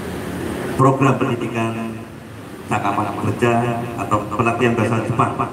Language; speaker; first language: Indonesian; native; Indonesian